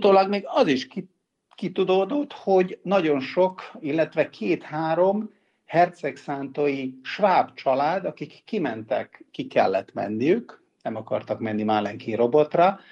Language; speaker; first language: Hungarian; non-native, local second language; Serbian